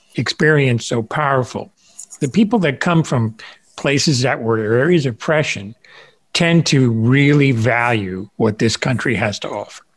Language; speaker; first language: English; early bilingual, other home language; Spanish